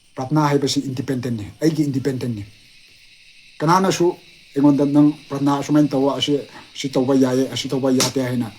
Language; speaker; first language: Manipuri; non-native, local second language; Tangkhul Naga (India)